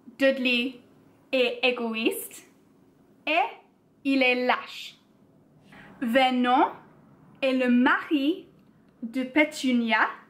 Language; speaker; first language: French; non-native, learner; English